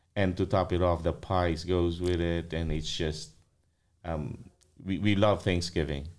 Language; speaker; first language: English; non-native, local second language; Filipino